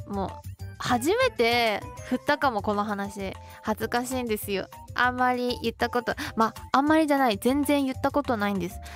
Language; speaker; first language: Japanese; non-native, fluent; Chinese